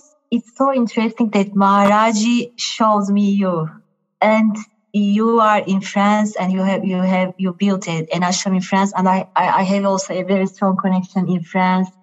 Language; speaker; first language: English; non-native, fluent; Turkish